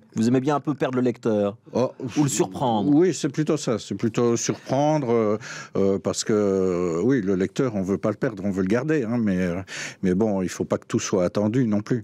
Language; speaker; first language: French; native; French